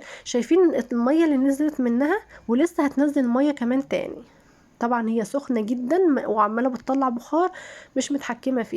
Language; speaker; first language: Arabic; native; Arabic